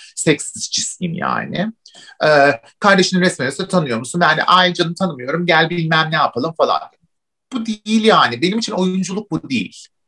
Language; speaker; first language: Turkish; native; Turkish